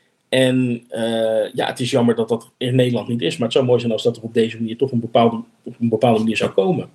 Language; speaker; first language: Dutch; native; Dutch